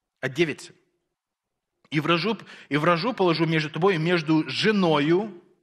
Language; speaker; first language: Russian; early bilingual, heritage; Russian